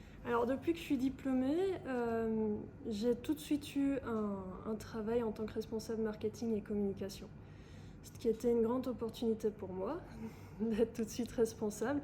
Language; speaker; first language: French; native; French